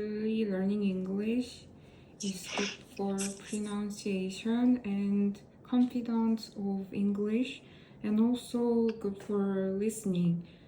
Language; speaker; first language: English; non-native, learner; Korean